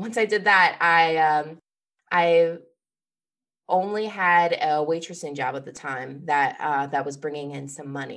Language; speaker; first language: English; native; English